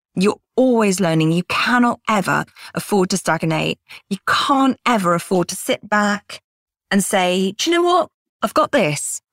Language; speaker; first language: English; native; English